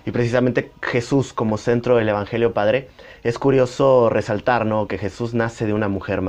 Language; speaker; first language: Spanish; native; Spanish